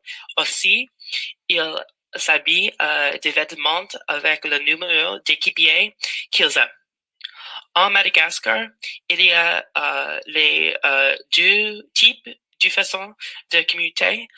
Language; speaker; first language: French; non-native, learner; English